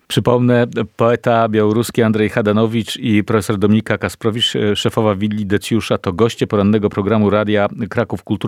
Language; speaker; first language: Polish; native; Polish